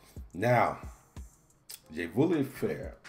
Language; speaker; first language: French; non-native, learner; English